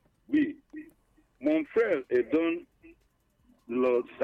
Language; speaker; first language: French; non-native, learner; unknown